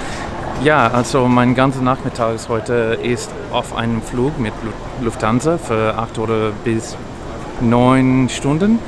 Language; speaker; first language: German; non-native, learner; English